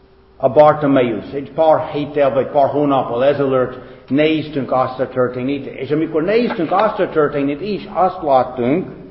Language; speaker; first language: Hungarian; non-native, fluent; English